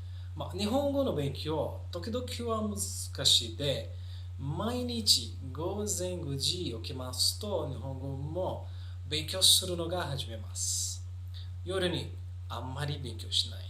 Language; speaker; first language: Japanese; non-native, learner; Portuguese